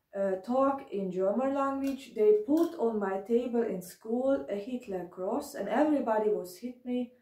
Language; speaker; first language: English; non-native, learner; German